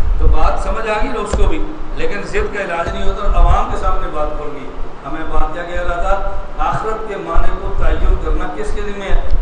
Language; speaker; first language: Urdu; non-native, local second language; Punjabi